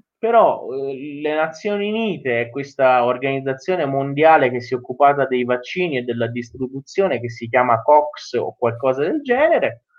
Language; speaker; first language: Italian; non-native, fluent; Persian